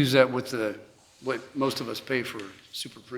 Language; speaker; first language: English; native; English